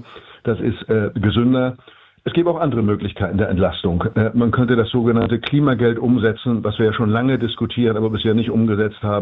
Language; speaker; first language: German; native; German